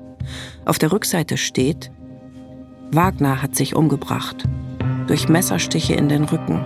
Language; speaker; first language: German; native; German